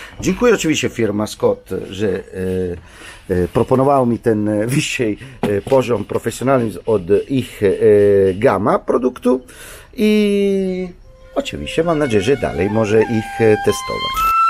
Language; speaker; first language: Polish; non-native, learner; Italian